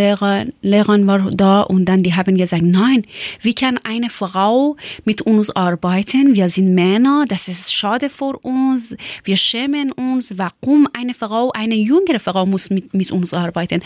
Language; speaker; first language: German; non-native, learner; Persian